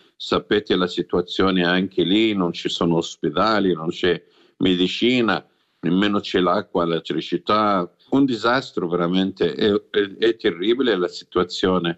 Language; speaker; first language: Italian; non-native, fluent; Arabic